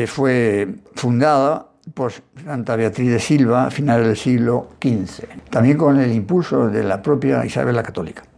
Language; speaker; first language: Spanish; native; Spanish